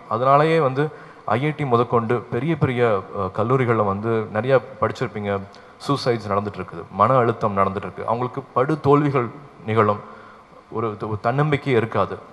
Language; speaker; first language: Tamil; native; Tamil